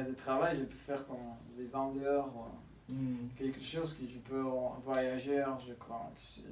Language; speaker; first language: French; non-native, learner; Spanish